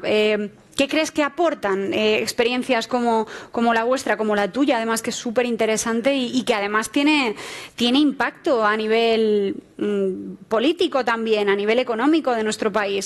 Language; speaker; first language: Spanish; native; Spanish